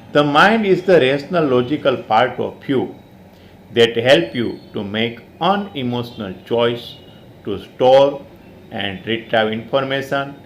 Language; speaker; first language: English; non-native, local second language; Gujarati